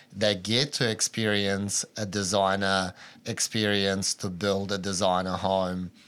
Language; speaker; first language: English; early bilingual, other home language; Albanian